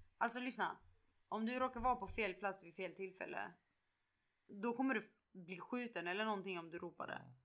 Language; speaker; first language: Swedish; early bilingual, other home language; Kurdish